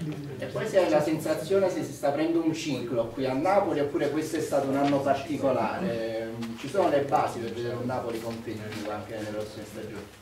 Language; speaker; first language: Italian; native; Italian